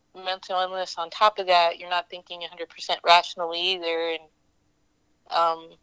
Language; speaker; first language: English; native; English